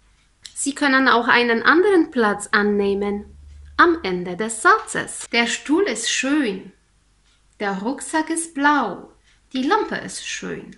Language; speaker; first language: German; non-native, fluent; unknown